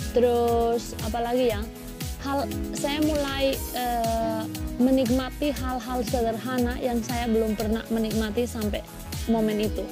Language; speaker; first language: Indonesian; non-native, fluent; Spanish